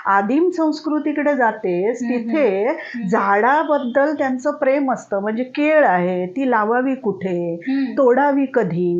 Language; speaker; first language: Marathi; native; Marathi